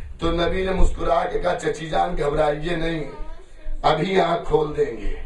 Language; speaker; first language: Urdu; native; Urdu